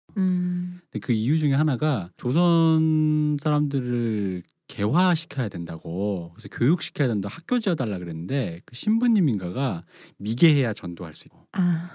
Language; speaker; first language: Korean; native; Korean